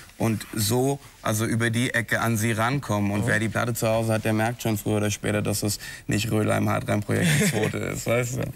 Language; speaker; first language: German; native; German